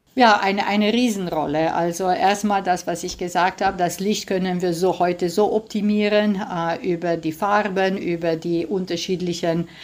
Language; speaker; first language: German; non-native, fluent; Romanian